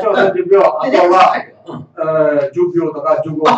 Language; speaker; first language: Japanese; non-native, learner; Tamil